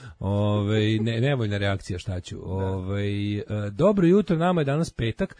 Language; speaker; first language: Serbian; native; Serbian